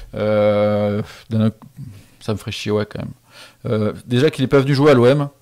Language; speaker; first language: French; native; French